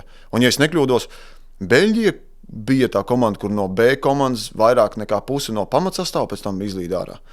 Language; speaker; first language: Latvian; native; Latvian